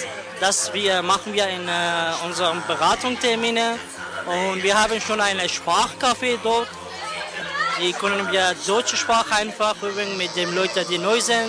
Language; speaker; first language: German; non-native, fluent; Persian